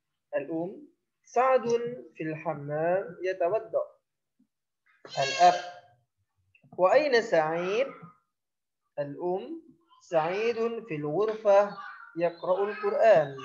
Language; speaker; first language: Arabic; non-native, fluent; Indonesian